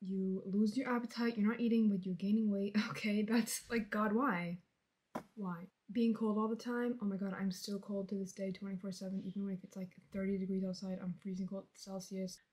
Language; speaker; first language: English; early bilingual, other home language; Spanish